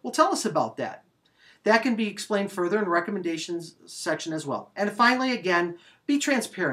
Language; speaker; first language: English; native; English